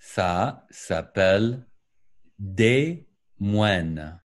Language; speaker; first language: French; non-native, learner; English